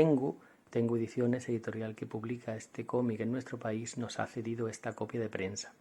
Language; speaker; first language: Spanish; native; Spanish